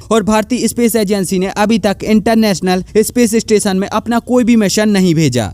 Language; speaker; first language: Hindi; native; Hindi